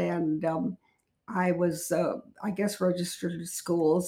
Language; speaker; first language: English; native; English